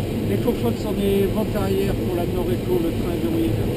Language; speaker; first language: French; native; French